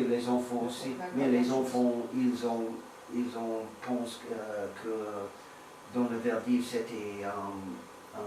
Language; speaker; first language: French; non-native, learner; English